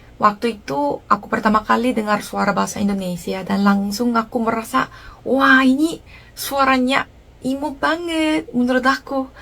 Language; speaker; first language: Indonesian; non-native, fluent; Japanese